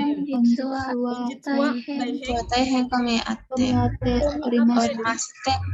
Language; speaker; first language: Japanese; non-native, learner; Indonesian